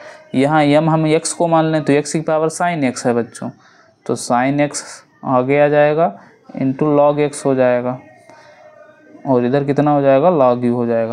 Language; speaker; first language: Hindi; native; Hindi